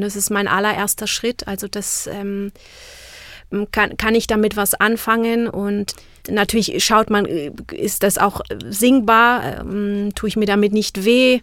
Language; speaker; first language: German; non-native, fluent; Czech